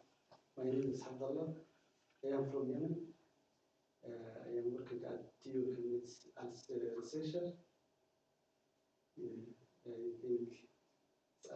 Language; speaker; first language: English; non-native, learner; Arabic